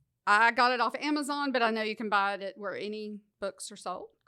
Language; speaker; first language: English; native; English